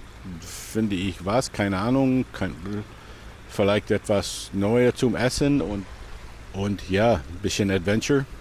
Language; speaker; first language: German; non-native, learner; English